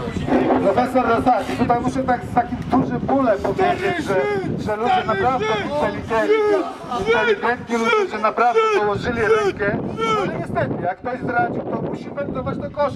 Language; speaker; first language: Polish; native; Polish